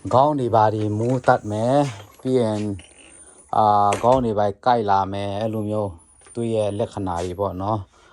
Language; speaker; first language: Burmese; non-native, local second language; Tedim Chin